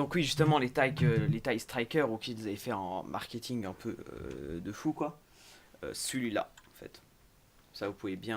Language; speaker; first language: French; native; French